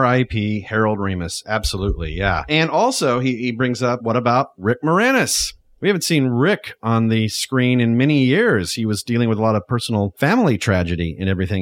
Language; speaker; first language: English; native; English